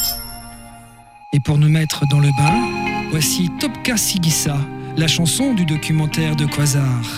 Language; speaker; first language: French; native; French